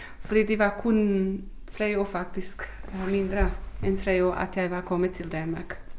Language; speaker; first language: Danish; non-native, fluent; Bosnian